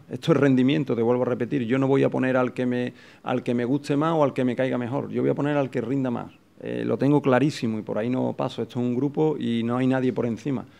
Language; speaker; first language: Spanish; native; Spanish